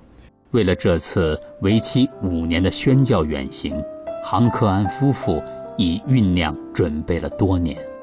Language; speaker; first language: Chinese; native; Chinese